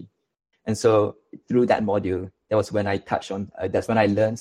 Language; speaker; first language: English; non-native, local second language; Chinese